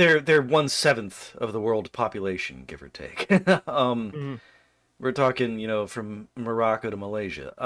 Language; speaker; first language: English; native; English